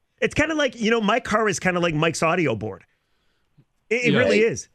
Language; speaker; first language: English; native; English